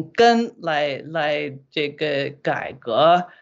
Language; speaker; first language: Chinese; non-native, fluent; English